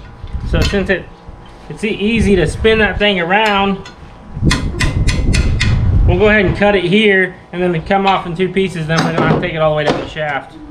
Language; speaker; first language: English; native; English